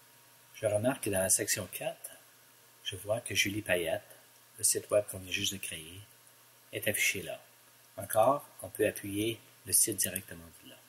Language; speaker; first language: French; non-native, local second language; English